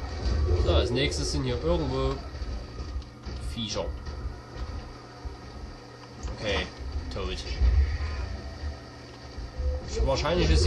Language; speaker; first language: German; native; German